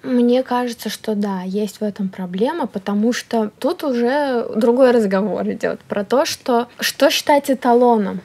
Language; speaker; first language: Russian; native; Russian